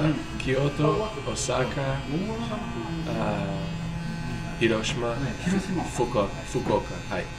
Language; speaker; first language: Japanese; non-native, learner; English